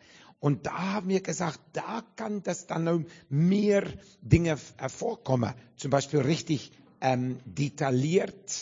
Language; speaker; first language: German; non-native, learner; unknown